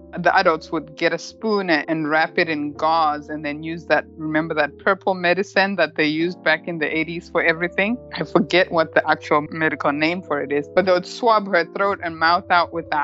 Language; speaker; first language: English; non-native, local second language; Shona